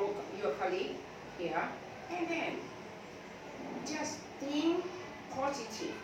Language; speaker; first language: English; non-native, learner; Thai